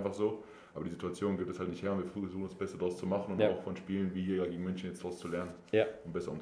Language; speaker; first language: German; native; German